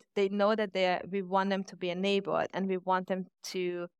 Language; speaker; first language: English; non-native, fluent; Hungarian